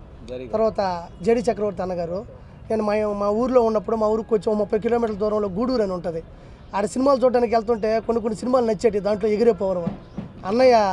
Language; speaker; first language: Telugu; native; Telugu